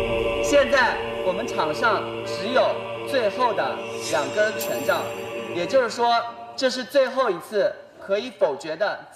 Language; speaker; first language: Chinese; native; Chinese